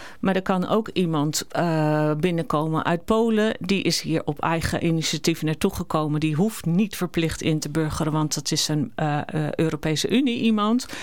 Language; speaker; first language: Dutch; native; Dutch